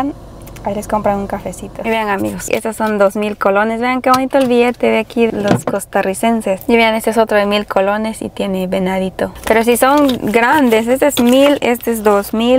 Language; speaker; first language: Spanish; native; Spanish